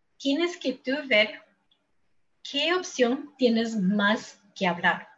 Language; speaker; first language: Spanish; non-native, fluent; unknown